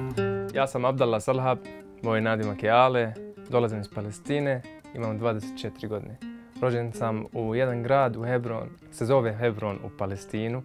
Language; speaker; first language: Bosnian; non-native, fluent; Arabic